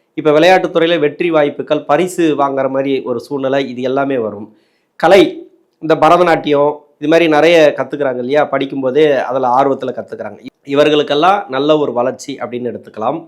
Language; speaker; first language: Tamil; native; Tamil